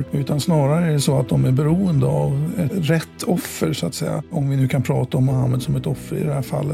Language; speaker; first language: Swedish; native; Swedish